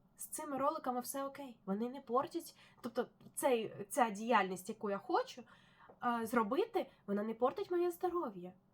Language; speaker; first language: Ukrainian; non-native, local second language; Russian